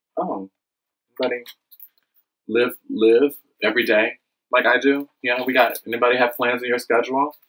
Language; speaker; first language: English; native; English